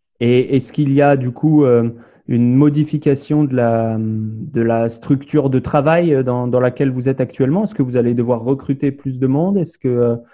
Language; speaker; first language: French; native; French